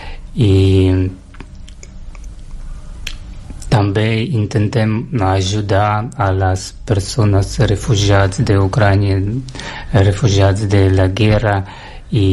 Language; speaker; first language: Catalan; non-native, learner; Russian